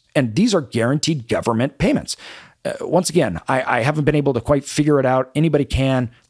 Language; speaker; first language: English; native; English